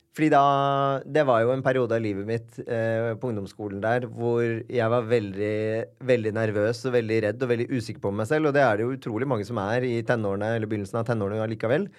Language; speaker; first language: Norwegian; native; Norwegian